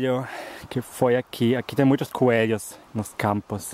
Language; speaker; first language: Portuguese; non-native, fluent; German